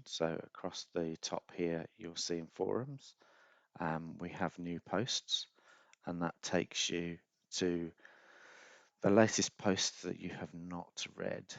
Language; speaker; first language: English; native; English